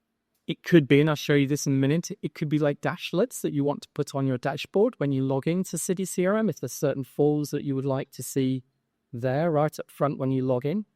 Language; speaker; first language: English; native; English